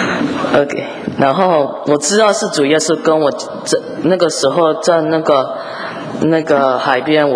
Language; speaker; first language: Chinese; early bilingual, heritage; English